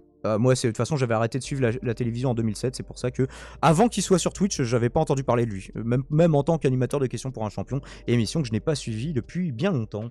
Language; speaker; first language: French; native; French